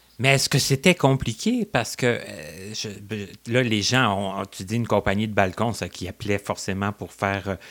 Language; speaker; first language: French; native; French